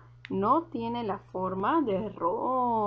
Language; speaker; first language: Spanish; native; Spanish